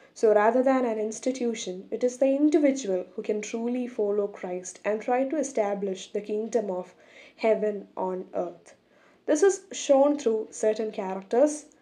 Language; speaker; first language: English; non-native, local second language; Malayalam